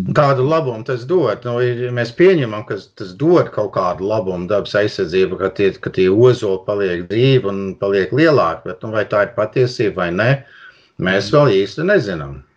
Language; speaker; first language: Latvian; early bilingual, heritage; Latvian